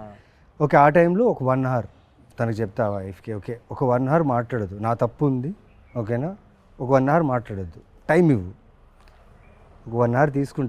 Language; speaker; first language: Telugu; native; Telugu